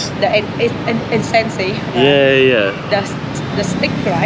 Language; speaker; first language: English; non-native, learner; Vietnamese